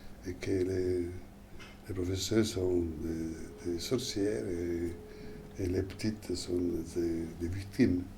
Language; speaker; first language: French; non-native, fluent; Italian